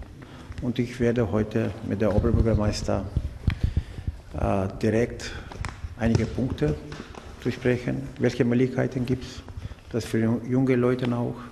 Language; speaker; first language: German; non-native, learner; Macedonian